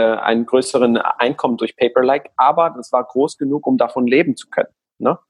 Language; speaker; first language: German; non-native, fluent; Spanish